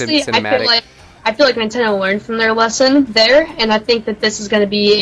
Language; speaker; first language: English; native; English